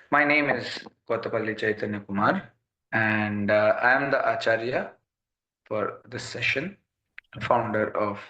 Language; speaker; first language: English; non-native, local second language; Telugu